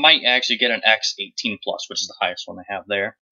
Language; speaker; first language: English; native; English